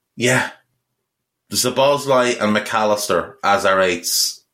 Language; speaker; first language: English; native; English